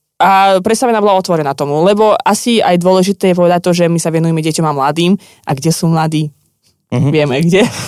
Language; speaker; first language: Slovak; non-native, fluent; Russian